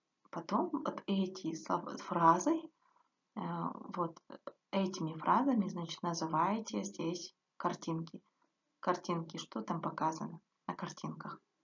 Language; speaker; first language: Russian; non-native, local second language; Kazakh